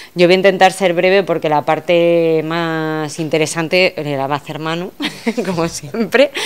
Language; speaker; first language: Spanish; native; Spanish